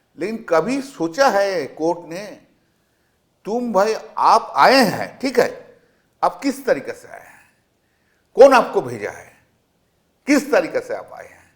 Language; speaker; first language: Hindi; non-native, local second language; Bangla